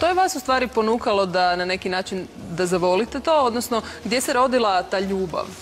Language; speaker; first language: Croatian; native; Croatian